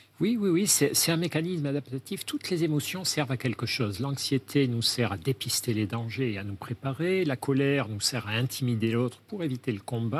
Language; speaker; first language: French; native; French